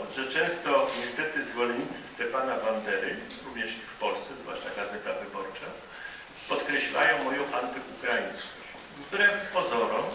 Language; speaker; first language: Polish; native; Polish